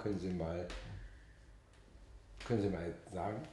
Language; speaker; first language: German; non-native, fluent; Chinese